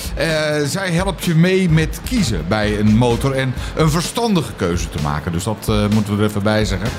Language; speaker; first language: Dutch; native; Dutch